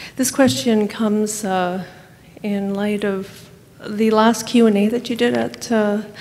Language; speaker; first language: English; non-native, fluent; Romanian